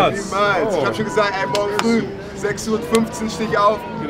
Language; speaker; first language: German; native; German